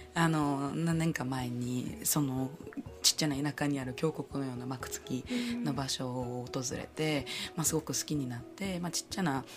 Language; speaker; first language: Japanese; native; Japanese